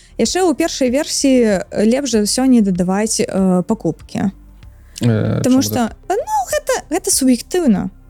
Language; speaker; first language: Belarusian; non-native, local second language; Russian